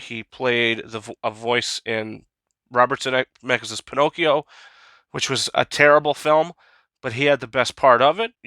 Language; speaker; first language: English; native; English